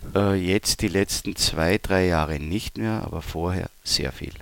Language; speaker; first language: German; native; German